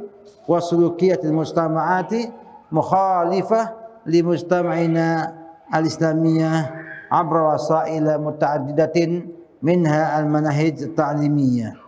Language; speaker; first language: Arabic; non-native, fluent; Indonesian